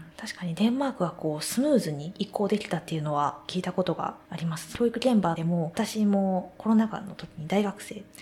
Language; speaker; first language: Japanese; native; Japanese